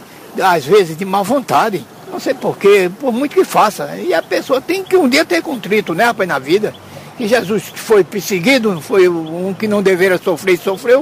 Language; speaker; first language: Portuguese; native; Portuguese